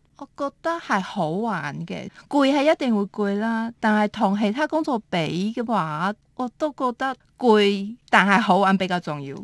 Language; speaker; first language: Cantonese; early bilingual, heritage; Cantonese